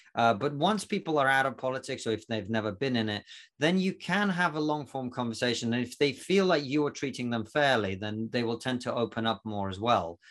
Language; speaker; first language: English; non-native, fluent; Russian